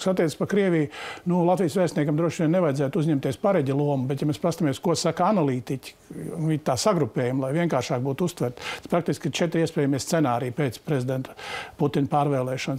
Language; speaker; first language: Latvian; native; Latvian